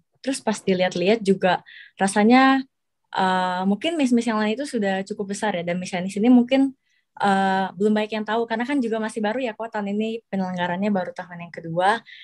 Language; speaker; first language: Indonesian; native; Indonesian